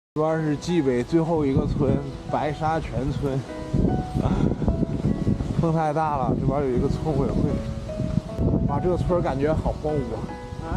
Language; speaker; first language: Chinese; native; Chinese